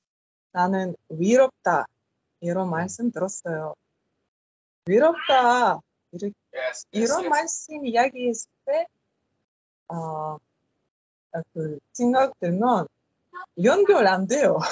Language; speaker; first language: Korean; non-native, learner; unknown